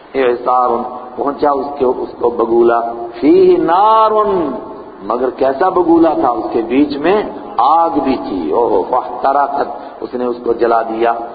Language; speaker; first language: Urdu; non-native, local second language; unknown